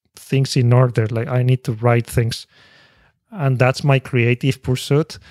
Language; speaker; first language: English; non-native, fluent; Spanish